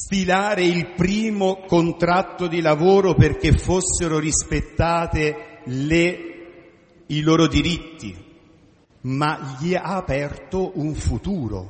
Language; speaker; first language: Italian; native; Italian